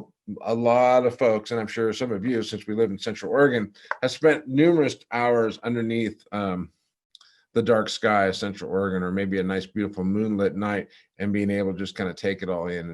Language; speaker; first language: English; native; English